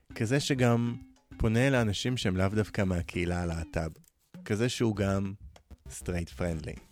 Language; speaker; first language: Hebrew; native; Hebrew